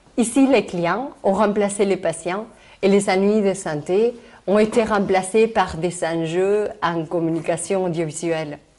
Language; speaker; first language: French; non-native, fluent; Spanish